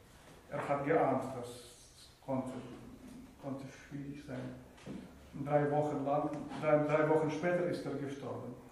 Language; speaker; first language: German; non-native, fluent; Russian